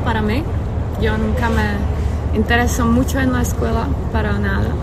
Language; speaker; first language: Spanish; non-native, learner; Czech